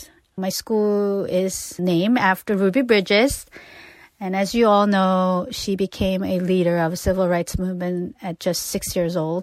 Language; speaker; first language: English; non-native, fluent; Korean